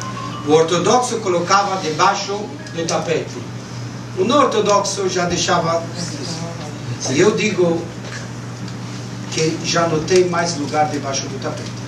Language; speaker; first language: Portuguese; non-native, fluent; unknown